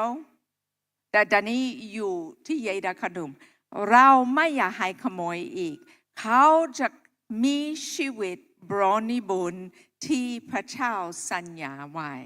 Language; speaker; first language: Thai; non-native, local second language; Akha